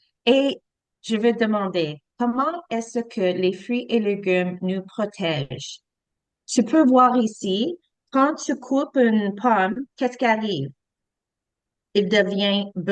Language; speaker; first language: French; non-native, learner; English